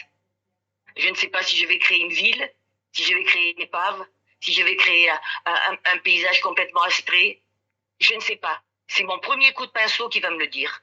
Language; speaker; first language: French; native; French